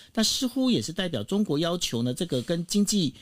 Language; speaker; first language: Chinese; native; Chinese